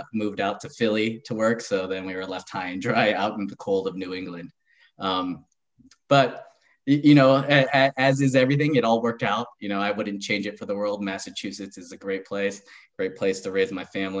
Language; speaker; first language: English; native; English